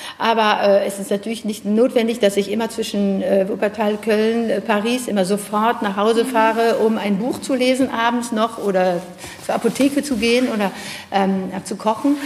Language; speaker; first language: German; non-native, fluent; French